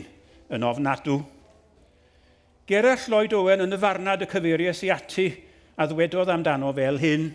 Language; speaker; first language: Welsh; native; Welsh